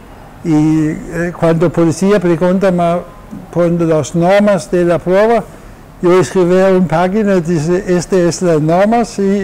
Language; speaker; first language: Spanish; non-native, fluent; Danish